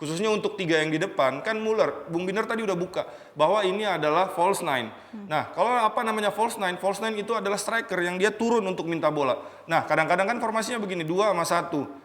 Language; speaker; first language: Indonesian; native; Indonesian